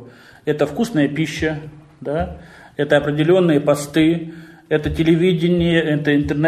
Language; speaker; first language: Russian; native; Russian